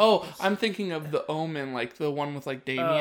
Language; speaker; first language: English; native; English